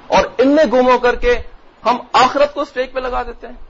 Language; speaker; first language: Urdu; native; Urdu